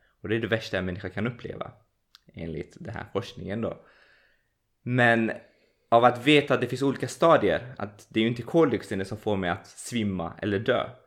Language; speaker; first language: Swedish; early bilingual, other home language; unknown